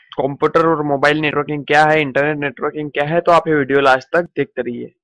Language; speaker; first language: Hindi; native; Hindi